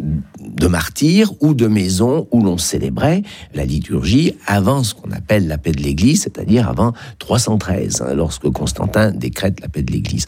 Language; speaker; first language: French; native; French